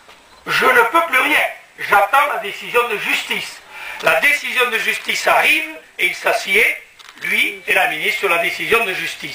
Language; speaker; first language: French; native; French